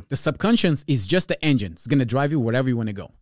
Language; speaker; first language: English; non-native, fluent; Portuguese